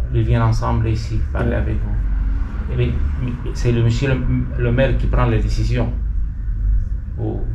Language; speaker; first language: French; non-native, fluent; Romanian